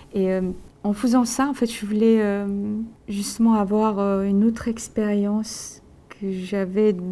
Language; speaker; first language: French; non-native, fluent; Korean